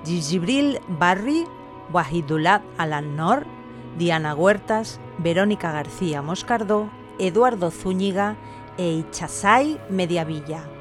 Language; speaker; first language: Spanish; native; Spanish